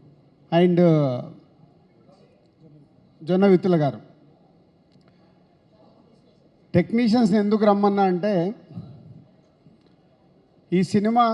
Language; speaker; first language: Telugu; native; Telugu